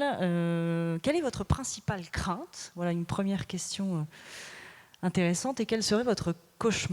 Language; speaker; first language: French; native; French